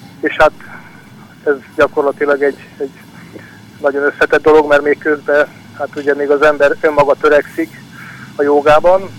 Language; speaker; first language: Hungarian; native; Hungarian